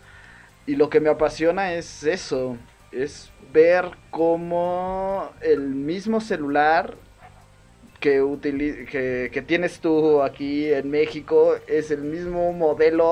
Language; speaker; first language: Spanish; native; Spanish